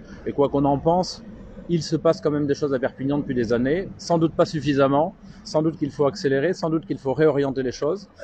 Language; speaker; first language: French; native; French